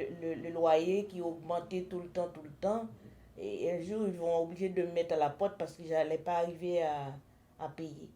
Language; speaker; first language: French; non-native, learner; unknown